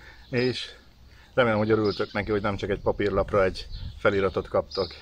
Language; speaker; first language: Hungarian; native; Hungarian